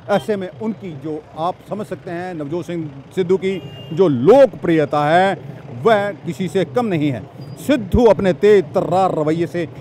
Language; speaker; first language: Hindi; non-native, local second language; Punjabi